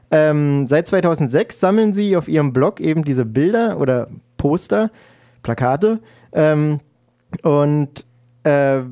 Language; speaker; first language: German; native; German